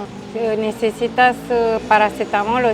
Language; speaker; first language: Spanish; non-native, learner; Romanian